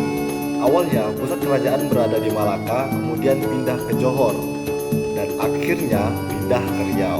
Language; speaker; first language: Indonesian; non-native, local second language; Malay